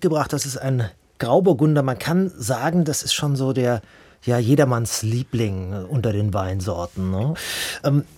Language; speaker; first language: German; native; German